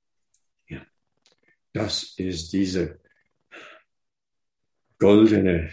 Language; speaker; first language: German; non-native, fluent; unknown